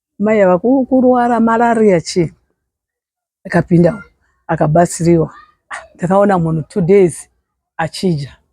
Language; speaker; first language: Shona; non-native, local second language; Nyanja